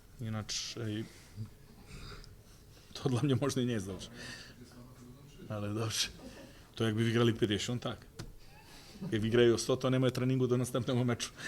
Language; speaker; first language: Polish; non-native, fluent; Croatian